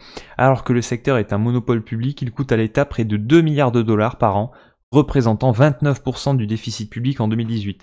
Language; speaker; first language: French; native; French